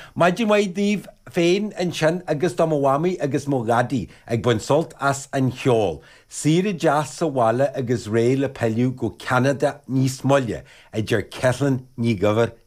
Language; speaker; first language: Irish; native; Irish